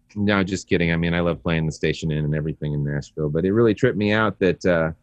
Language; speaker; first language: English; native; English